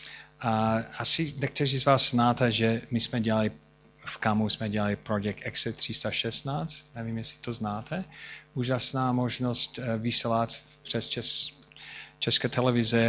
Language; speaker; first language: Czech; non-native, fluent; English